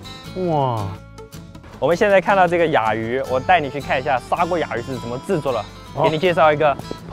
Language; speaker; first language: Chinese; native; Chinese